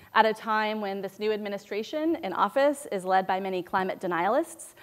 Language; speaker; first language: English; native; English